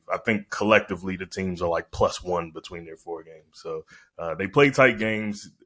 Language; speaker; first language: English; native; English